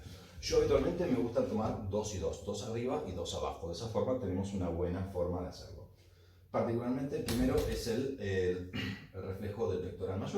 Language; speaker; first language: Spanish; native; Spanish